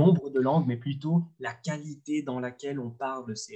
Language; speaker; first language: French; non-native, local second language; Arabic